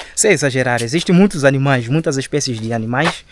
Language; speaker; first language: Portuguese; non-native, local second language; Shona